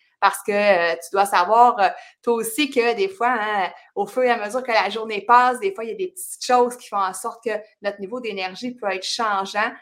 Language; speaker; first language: French; native; French